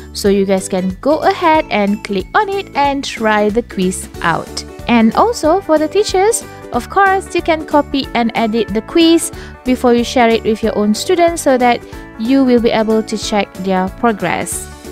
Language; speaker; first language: English; non-native, local second language; Malay